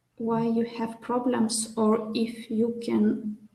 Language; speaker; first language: English; non-native, fluent; Lithuanian